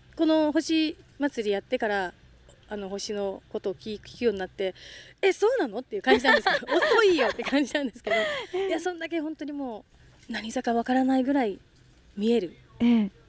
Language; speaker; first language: Japanese; native; Japanese